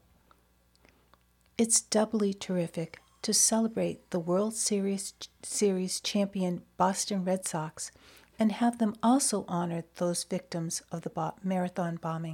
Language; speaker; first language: English; native; English